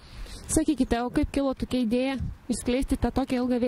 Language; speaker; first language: Lithuanian; native; Lithuanian